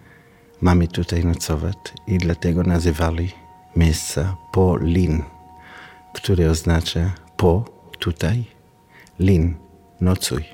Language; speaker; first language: Polish; non-native, learner; Hebrew